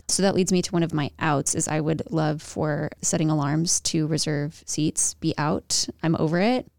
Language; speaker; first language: English; native; English